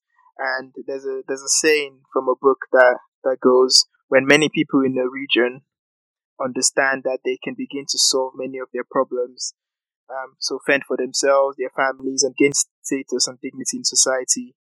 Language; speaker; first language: English; non-native, local second language; Yoruba